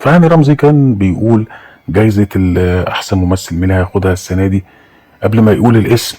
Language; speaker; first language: Arabic; native; Arabic